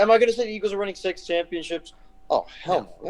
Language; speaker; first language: English; native; English